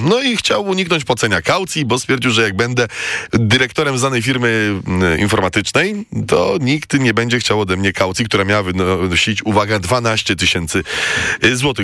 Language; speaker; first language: Polish; native; Polish